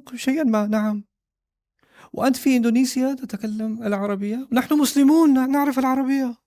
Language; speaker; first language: Arabic; non-native, learner; English